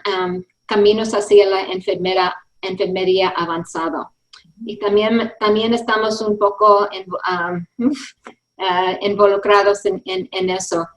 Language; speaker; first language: Spanish; early bilingual, heritage; English